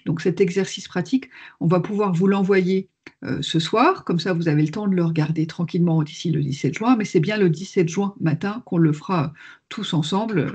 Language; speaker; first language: French; native; French